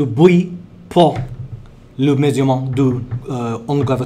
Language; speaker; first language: French; non-native, learner; English